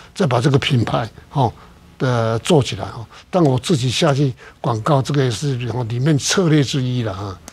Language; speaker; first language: Chinese; native; Chinese